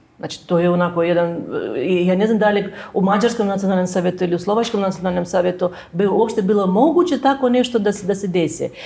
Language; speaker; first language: Serbian; non-native, fluent; Russian